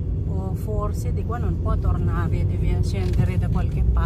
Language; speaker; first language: Italian; non-native, fluent; Filipino